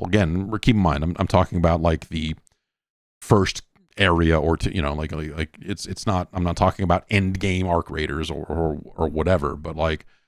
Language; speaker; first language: English; native; English